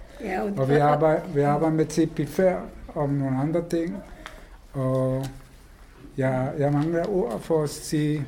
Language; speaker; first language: Danish; non-native, fluent; Hebrew